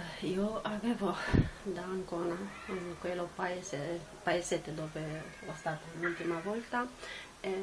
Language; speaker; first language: Italian; non-native, learner; Romanian